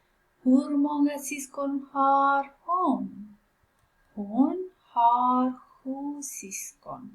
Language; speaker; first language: Swedish; non-native, fluent; Pashto